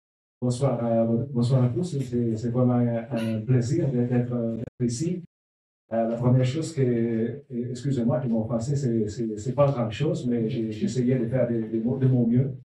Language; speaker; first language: French; non-native, learner; Italian